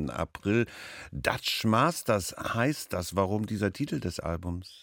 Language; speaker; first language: German; native; German